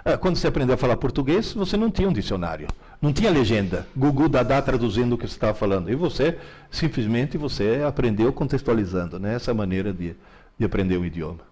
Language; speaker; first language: Portuguese; early bilingual, other home language; Italian